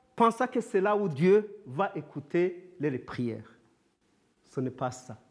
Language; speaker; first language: French; non-native, local second language; Kinyarwanda